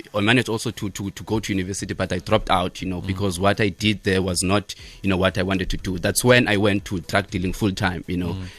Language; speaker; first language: English; non-native, local second language; Xhosa